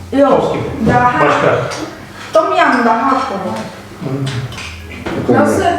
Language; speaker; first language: Turkish; non-native, learner; Thai